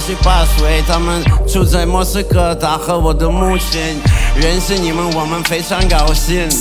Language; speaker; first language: Chinese; non-native, learner; Russian